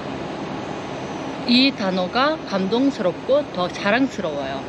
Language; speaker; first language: Korean; non-native, fluent; Uzbek